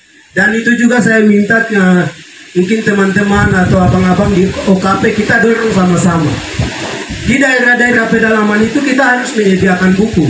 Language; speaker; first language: Indonesian; non-native, local second language; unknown